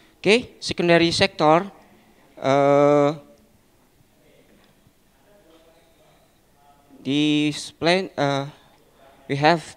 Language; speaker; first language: English; non-native, learner; Indonesian